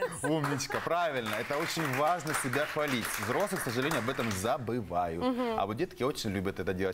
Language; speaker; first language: Russian; native; Russian